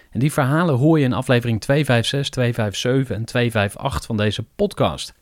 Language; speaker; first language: Dutch; native; Dutch